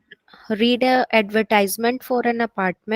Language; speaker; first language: English; non-native, local second language; Hindi